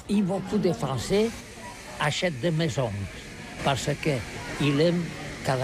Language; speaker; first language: French; non-native, learner; Catalan